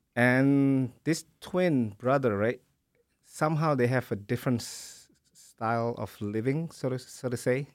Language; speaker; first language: English; early bilingual, other home language; Indonesian